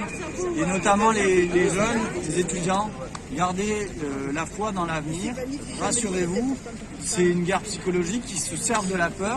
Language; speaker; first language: French; native; French